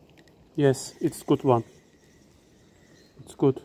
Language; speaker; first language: English; non-native, learner; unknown